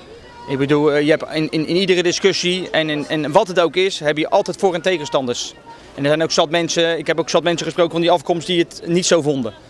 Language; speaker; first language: Dutch; native; Dutch